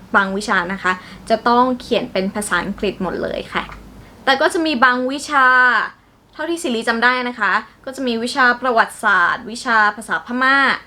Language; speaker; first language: Thai; non-native, fluent; Burmese